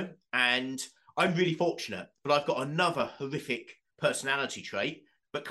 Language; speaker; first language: English; native; English